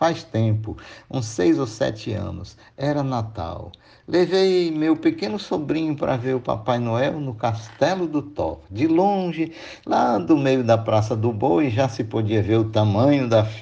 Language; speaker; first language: Portuguese; native; Portuguese